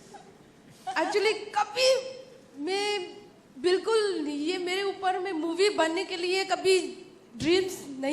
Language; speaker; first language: Hindi; non-native, local second language; Manipuri